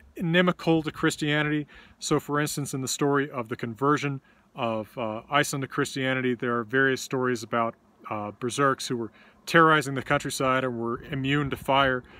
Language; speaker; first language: English; native; English